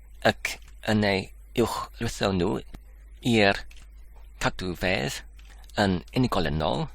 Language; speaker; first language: Welsh; non-native, learner; English